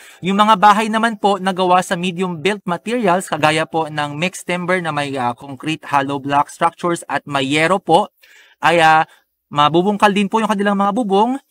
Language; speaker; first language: Filipino; non-native, local second language; Bikol